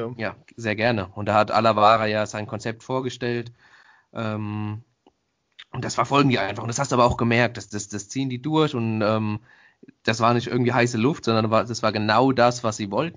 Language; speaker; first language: German; native; German